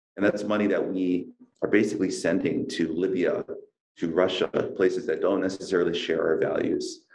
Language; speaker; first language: English; native; English